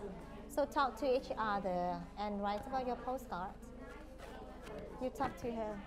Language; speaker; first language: English; non-native, fluent; Vietnamese